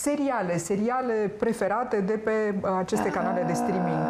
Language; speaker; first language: Romanian; native; Romanian